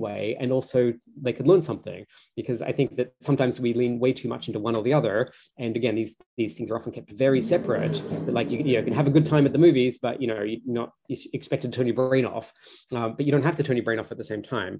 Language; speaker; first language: English; native; English